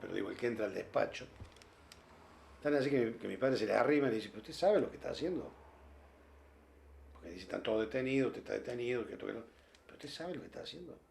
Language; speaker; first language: Spanish; native; Spanish